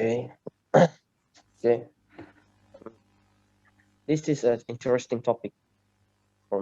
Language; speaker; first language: English; non-native, learner; Indonesian